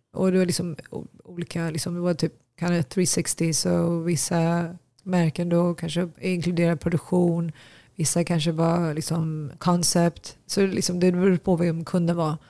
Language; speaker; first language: Swedish; early bilingual, other home language; Tigrinya